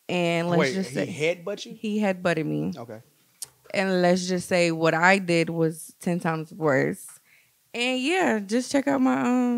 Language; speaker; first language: English; native; English